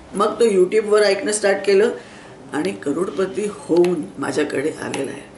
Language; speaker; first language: Marathi; non-native, local second language; Sindhi